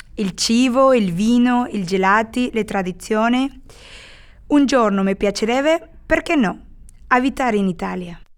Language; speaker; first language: Italian; non-native, learner; Spanish